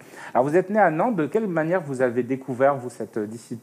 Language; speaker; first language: French; native; French